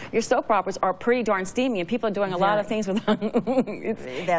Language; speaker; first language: English; native; English